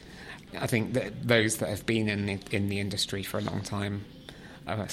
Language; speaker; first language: English; native; English